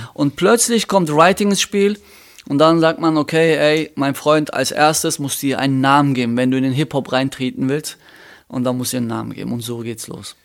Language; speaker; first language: German; early bilingual, other home language; Turkish